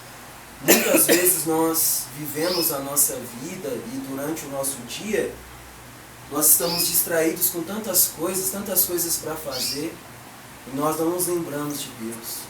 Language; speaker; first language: Portuguese; native; Portuguese